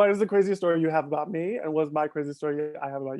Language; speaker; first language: English; native; English